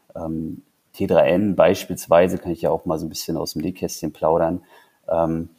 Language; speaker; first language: German; native; German